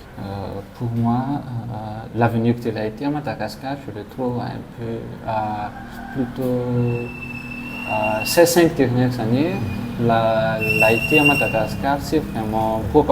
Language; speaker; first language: French; non-native, local second language; Malagasy